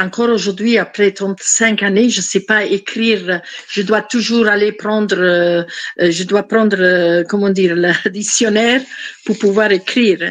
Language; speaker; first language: French; non-native, fluent; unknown